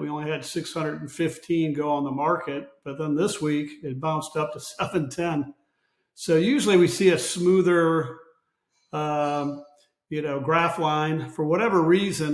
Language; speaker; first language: English; native; English